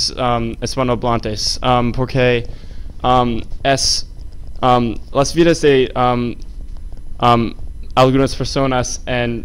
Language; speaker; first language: Spanish; non-native, learner; English